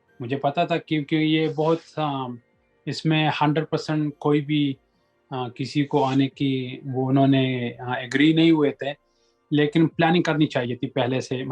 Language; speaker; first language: Urdu; non-native, local second language; Pashto